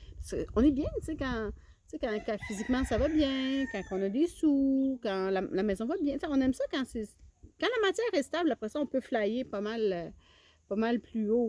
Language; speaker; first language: French; native; French